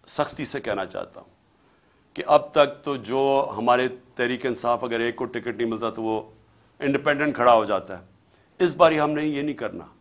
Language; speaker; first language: Urdu; native; Urdu